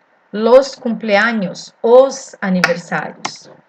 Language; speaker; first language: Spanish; non-native, fluent; Portuguese